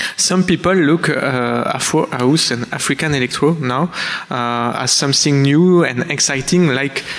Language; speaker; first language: English; non-native, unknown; French